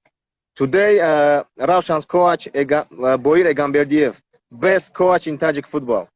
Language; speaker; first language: English; non-native, learner; Tajik